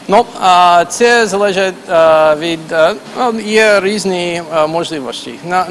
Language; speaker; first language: Ukrainian; non-native, fluent; English